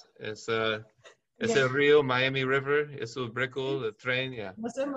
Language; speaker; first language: Spanish; non-native, learner; English